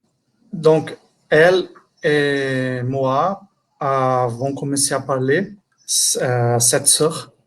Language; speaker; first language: French; non-native, learner; Portuguese